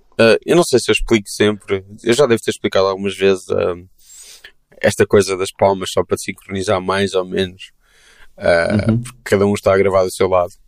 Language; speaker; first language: Portuguese; native; Portuguese